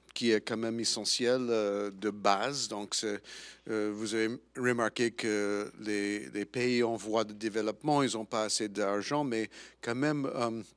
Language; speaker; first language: French; non-native, fluent; English